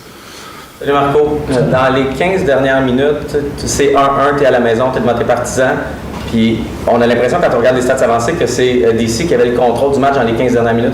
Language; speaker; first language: French; native; French